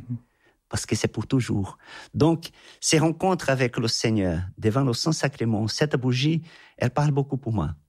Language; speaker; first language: French; non-native, fluent; Portuguese